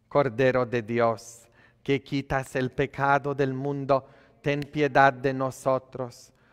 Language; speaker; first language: Spanish; non-native, fluent; Polish